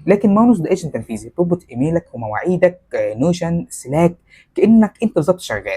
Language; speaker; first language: Arabic; native; Arabic